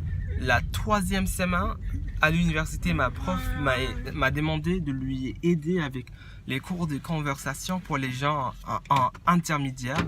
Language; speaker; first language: French; non-native, fluent; English